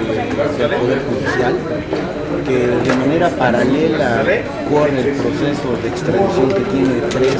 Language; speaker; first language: Spanish; native; Spanish